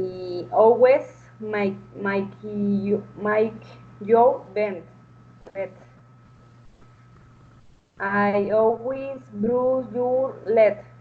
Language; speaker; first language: English; non-native, learner; Spanish